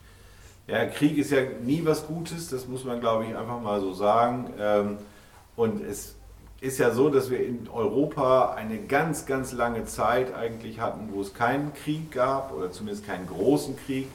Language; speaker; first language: German; native; German